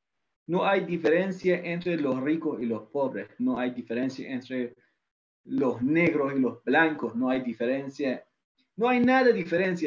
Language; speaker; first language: Spanish; non-native, fluent; Persian